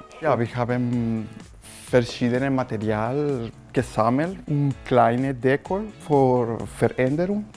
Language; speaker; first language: German; non-native, learner; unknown